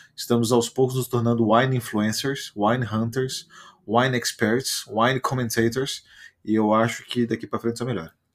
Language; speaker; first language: Portuguese; native; Portuguese